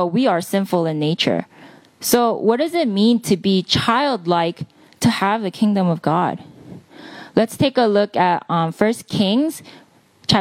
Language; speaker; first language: English; early bilingual, other home language; Korean